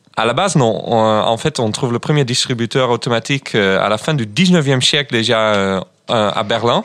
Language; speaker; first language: French; non-native, fluent; Dutch